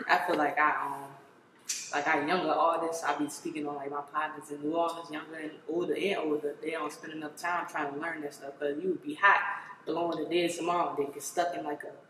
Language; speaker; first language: English; native; English